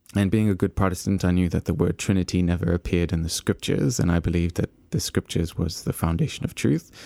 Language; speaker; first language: English; native; English